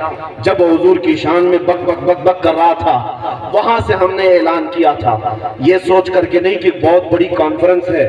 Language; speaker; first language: Urdu; native; Urdu